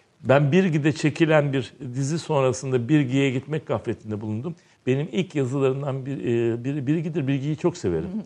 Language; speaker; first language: Turkish; native; Turkish